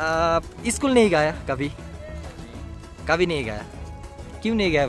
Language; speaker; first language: Hindi; non-native, learner; Bangla